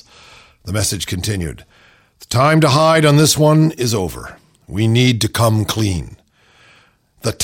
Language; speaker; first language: English; native; English